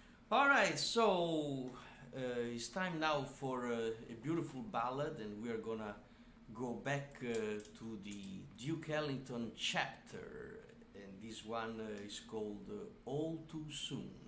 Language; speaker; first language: English; non-native, fluent; Italian